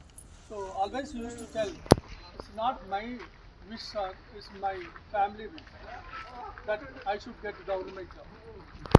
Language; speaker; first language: English; non-native, local second language; Telugu